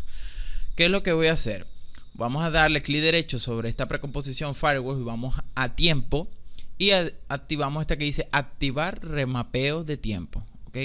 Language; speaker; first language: Spanish; native; Spanish